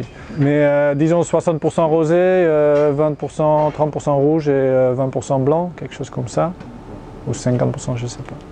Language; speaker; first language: French; non-native, fluent; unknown